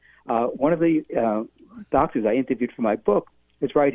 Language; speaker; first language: English; native; English